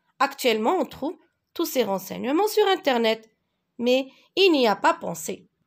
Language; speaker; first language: French; non-native, local second language; Arabic